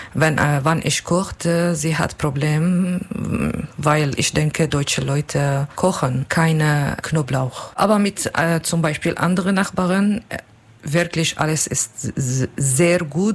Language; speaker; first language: German; non-native, learner; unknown